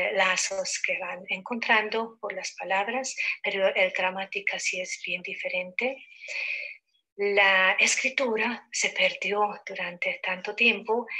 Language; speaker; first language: Spanish; non-native, fluent; Hungarian